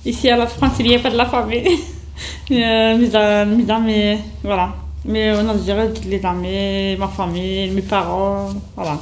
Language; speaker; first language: French; non-native, learner; Kabyle